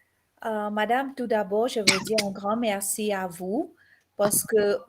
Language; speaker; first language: French; non-native, learner; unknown